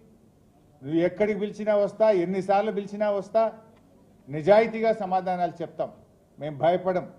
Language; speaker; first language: Telugu; native; Telugu